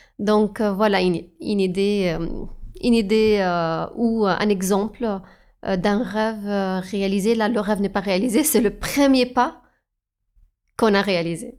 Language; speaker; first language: French; non-native, fluent; Arabic